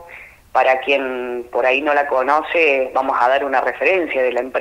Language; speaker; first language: Spanish; native; Spanish